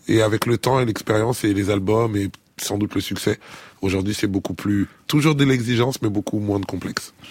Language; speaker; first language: French; early bilingual, other home language; Lingala